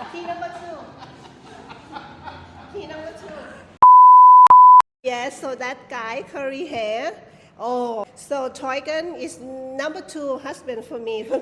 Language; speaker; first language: English; non-native, learner; Thai